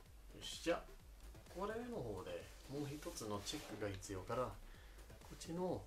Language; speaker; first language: Japanese; non-native, learner; English